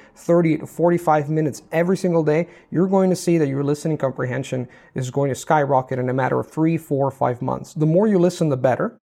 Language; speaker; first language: English; non-native, fluent; Italian